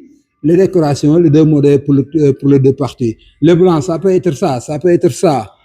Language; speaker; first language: French; non-native, local second language; Wolof